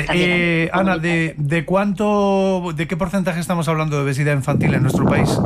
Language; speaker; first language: Spanish; native; Spanish